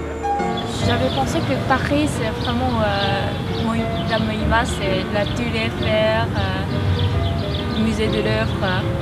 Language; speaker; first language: French; non-native, learner; Japanese